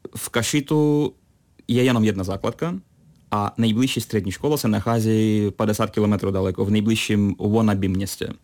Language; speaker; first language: Czech; non-native, fluent; Russian